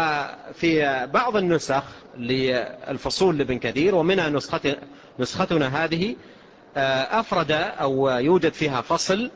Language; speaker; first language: Arabic; native; Arabic